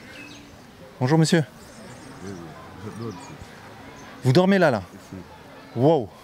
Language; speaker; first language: French; native; French